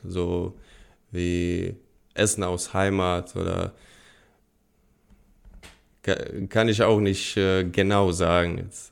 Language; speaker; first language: German; non-native, fluent; Bosnian